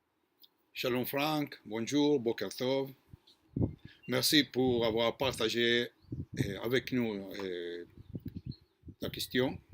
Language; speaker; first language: French; non-native, fluent; Hebrew